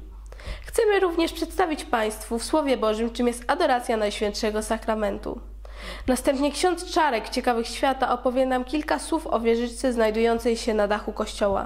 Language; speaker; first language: Polish; native; Polish